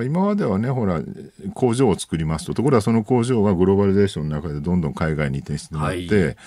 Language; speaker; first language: Japanese; native; Japanese